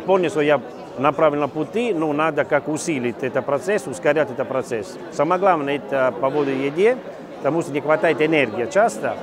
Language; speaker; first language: Russian; non-native, fluent; Italian